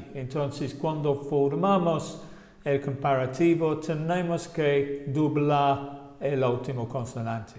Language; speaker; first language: Spanish; non-native, fluent; English